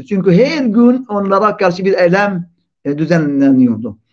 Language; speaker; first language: Turkish; non-native, fluent; Arabic